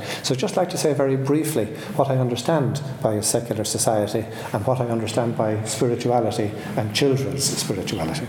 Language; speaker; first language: English; native; English